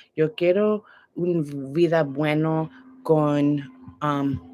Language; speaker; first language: Spanish; non-native, learner; English